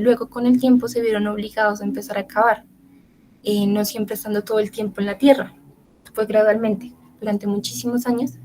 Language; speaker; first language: Spanish; native; Spanish